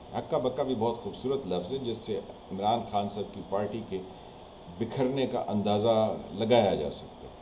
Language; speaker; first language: Urdu; non-native, local second language; Punjabi